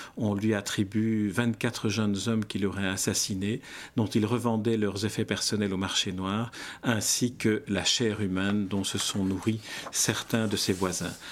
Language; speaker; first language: French; native; French